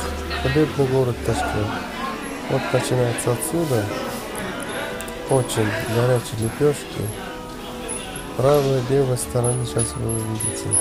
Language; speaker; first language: Russian; non-native, local second language; Uzbek